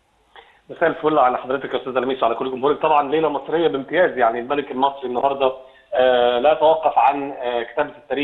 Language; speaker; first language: Arabic; native; Arabic